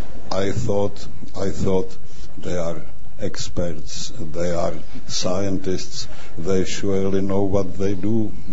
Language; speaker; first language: English; non-native, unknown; Czech